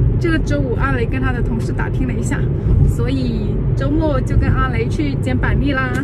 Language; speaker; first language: Chinese; native; Chinese